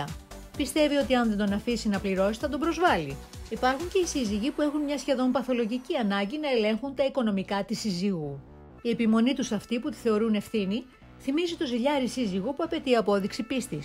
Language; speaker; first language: Greek; native; Greek